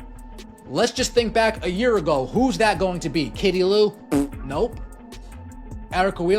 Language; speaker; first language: English; native; English